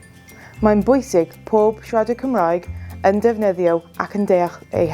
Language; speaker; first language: Welsh; non-native, fluent; English